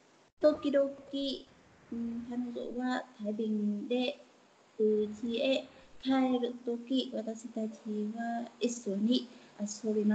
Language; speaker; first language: Japanese; non-native, learner; Vietnamese